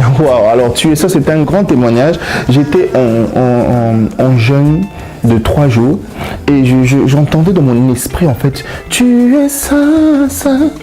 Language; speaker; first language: French; non-native, local second language; Lingala